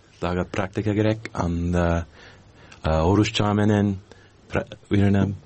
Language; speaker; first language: Kyrgyz; non-native, learner; English